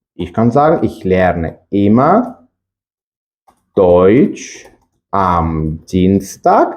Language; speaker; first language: German; non-native, fluent; Ukrainian